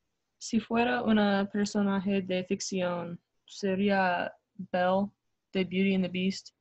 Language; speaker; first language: Spanish; non-native, learner; English